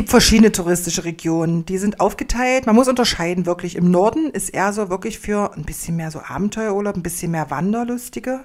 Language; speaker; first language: German; native; German